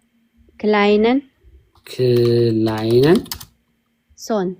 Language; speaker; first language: German; non-native, learner; Amharic